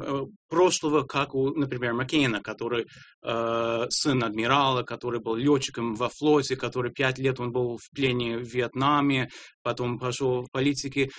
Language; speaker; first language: Russian; non-native, fluent; English